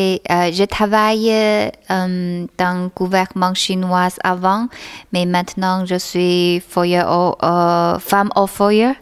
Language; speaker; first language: French; non-native, learner; Chinese